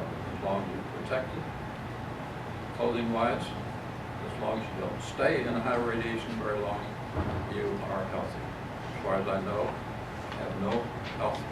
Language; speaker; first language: English; native; English